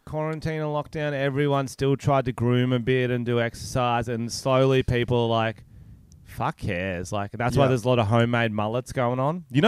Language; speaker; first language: English; native; English